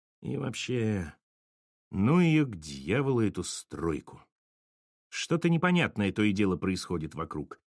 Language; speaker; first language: Russian; native; Russian